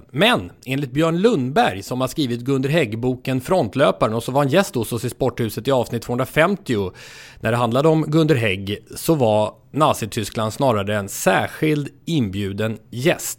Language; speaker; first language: Swedish; native; Swedish